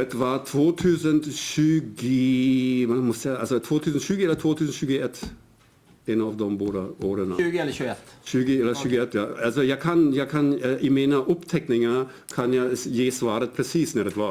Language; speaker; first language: Swedish; non-native, fluent; German